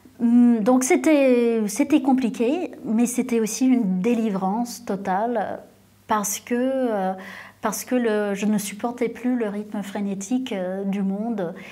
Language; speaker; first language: French; non-native, local second language; English